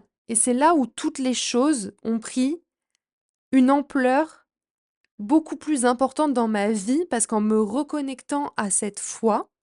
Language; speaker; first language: French; native; French